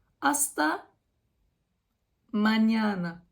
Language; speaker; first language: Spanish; non-native, learner; Turkish